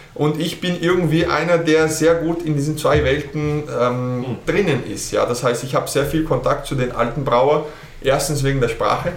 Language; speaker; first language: German; early bilingual, heritage; German